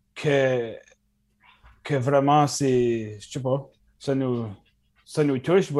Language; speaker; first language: French; native; French